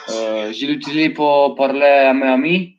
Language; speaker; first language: French; non-native, learner; Italian